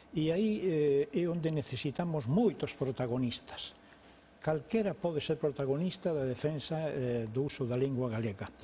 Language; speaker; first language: Galician; native; Galician